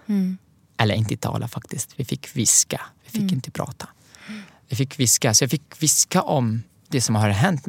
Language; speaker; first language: Swedish; non-native, fluent; Arabic